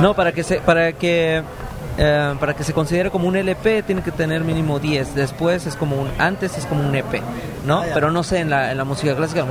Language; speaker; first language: Spanish; native; Spanish